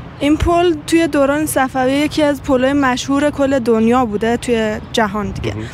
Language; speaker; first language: Persian; native; Persian